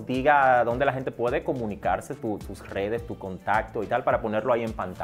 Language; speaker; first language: Spanish; native; Spanish